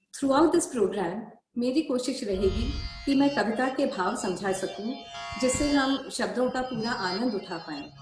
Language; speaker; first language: Hindi; native; Hindi